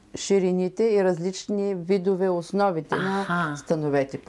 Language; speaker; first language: Bulgarian; native; Bulgarian